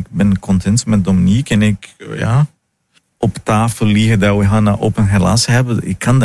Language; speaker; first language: Dutch; non-native, fluent; Portuguese